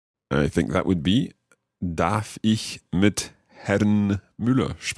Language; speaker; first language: German; non-native, learner; English